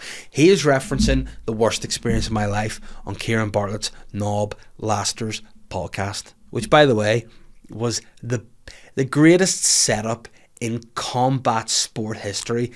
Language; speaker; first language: English; native; English